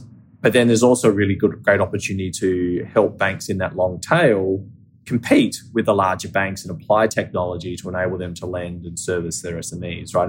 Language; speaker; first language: English; native; English